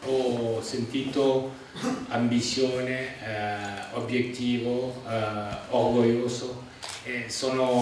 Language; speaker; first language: Italian; non-native, fluent; French